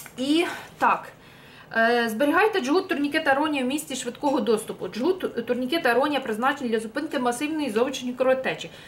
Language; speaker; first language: Ukrainian; non-native, local second language; Russian